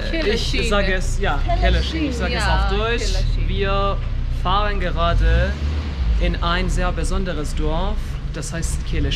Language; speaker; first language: German; non-native, fluent; Kurdish